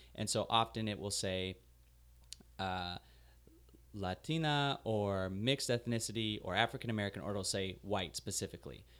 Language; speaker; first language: English; native; English